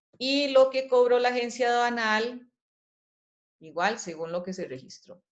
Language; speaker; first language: Spanish; native; Spanish